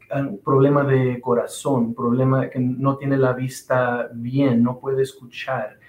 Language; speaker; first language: Spanish; early bilingual, heritage; Spanish